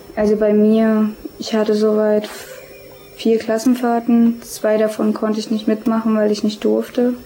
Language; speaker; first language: German; early bilingual, other home language; Albanian